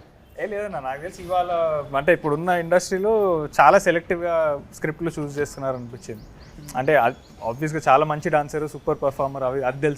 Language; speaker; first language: Telugu; native; Telugu